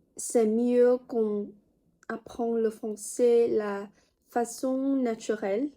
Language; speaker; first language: French; non-native, fluent; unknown